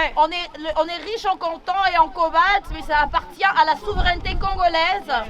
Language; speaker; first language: French; non-native, local second language; Swahili